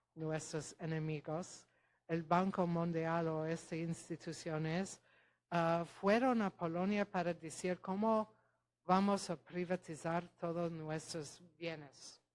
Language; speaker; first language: Spanish; non-native, fluent; Polish